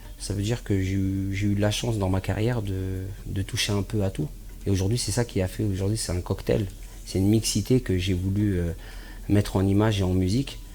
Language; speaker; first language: French; native; French